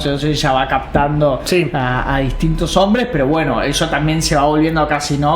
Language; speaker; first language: Spanish; native; Spanish